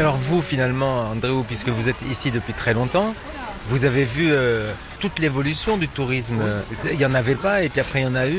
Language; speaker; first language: French; native; French